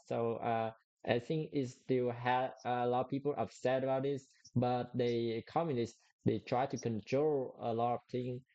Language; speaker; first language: English; non-native, learner; Vietnamese